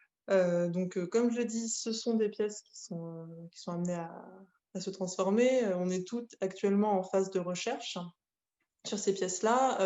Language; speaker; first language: French; native; French